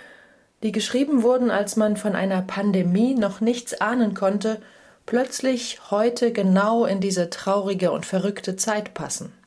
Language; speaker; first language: German; native; German